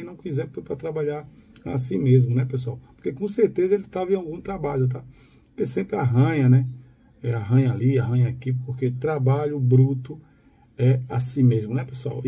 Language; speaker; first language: Portuguese; native; Portuguese